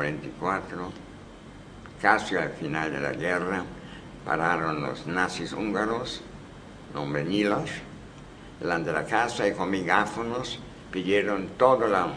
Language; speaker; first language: Spanish; non-native, fluent; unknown